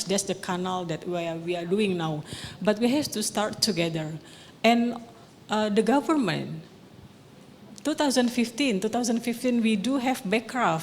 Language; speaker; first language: English; non-native, local second language; Indonesian